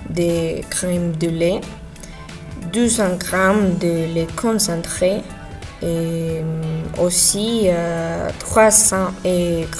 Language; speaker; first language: French; non-native, learner; Spanish